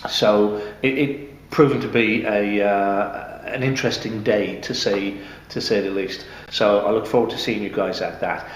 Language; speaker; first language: English; native; English